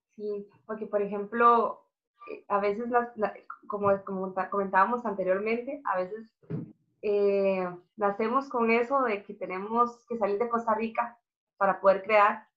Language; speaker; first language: Spanish; native; Spanish